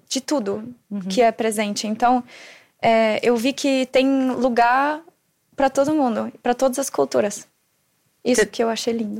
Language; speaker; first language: Portuguese; non-native, fluent; German